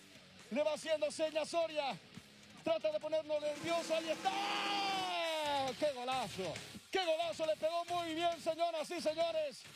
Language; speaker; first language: Spanish; native; Spanish